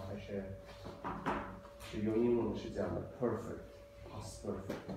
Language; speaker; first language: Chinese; non-native, fluent; Azerbaijani